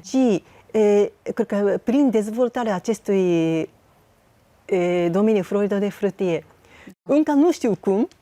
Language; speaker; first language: Romanian; non-native, learner; Japanese